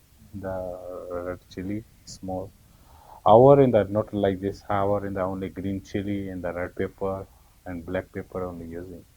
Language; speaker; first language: English; non-native, learner; Urdu